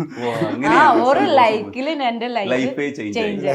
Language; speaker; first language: Malayalam; non-native, learner; Nepali